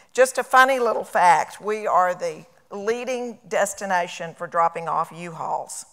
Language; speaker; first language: English; native; English